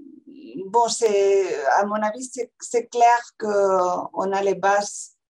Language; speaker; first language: French; non-native, fluent; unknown